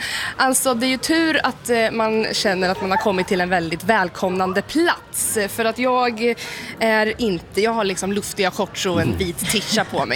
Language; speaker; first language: Swedish; native; Swedish